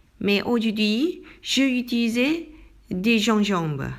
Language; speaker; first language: French; non-native, learner; Chinese